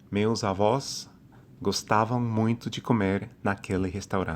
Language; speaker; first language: Portuguese; non-native, fluent; English